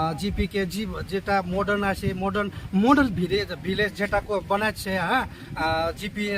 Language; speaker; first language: Bangla; non-native, local second language; Nepali